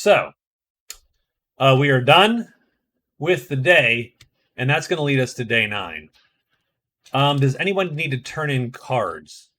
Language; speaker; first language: English; native; English